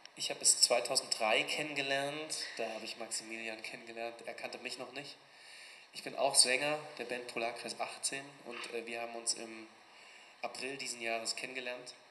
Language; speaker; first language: German; native; German